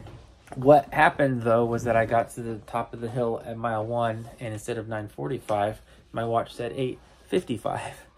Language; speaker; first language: English; native; English